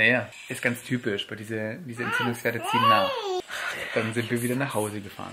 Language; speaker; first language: German; native; German